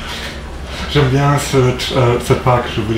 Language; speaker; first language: French; non-native, learner; German